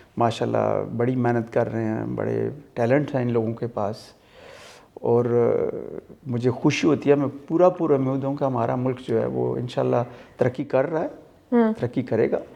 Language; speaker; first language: Urdu; non-native, local second language; Punjabi